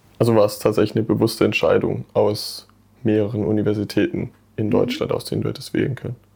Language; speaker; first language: German; native; German